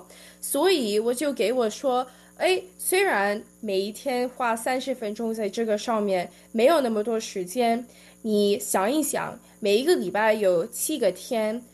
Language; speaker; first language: Chinese; early bilingual, heritage; Chinese